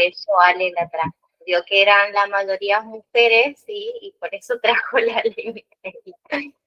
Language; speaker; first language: Spanish; native; Spanish